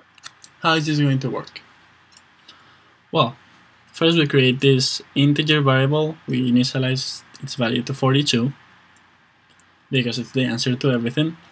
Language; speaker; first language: English; non-native, fluent; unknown